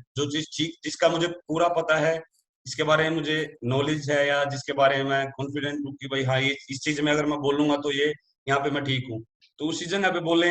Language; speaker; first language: Hindi; native; Hindi